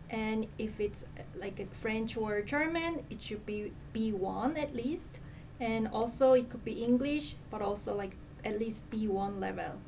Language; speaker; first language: English; non-native, fluent; Korean